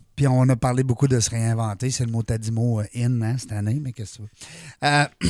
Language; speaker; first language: French; native; French